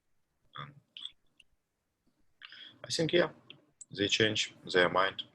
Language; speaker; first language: English; non-native, learner; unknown